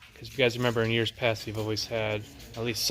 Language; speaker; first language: English; native; English